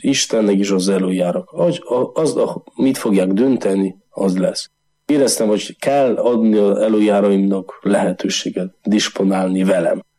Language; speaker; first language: Hungarian; non-native, learner; Polish